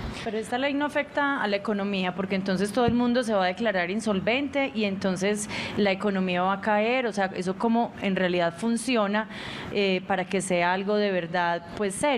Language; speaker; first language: Spanish; native; Spanish